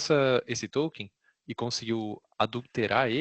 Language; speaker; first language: Portuguese; native; Portuguese